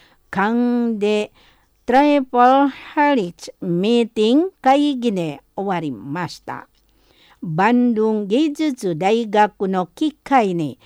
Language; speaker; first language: Japanese; non-native, fluent; Indonesian